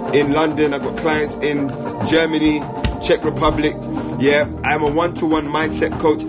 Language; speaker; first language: English; native; English